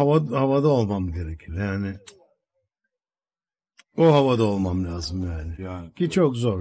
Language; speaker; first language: Turkish; native; Turkish